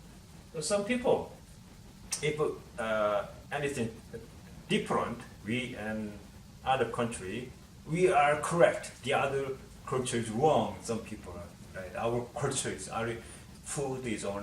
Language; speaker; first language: English; non-native, learner; Korean